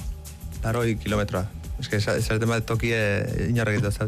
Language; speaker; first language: Basque; early bilingual, other home language; Arabic